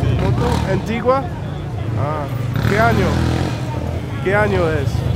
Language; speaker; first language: Spanish; non-native, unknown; English